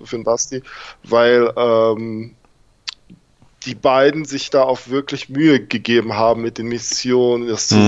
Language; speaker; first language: German; native; German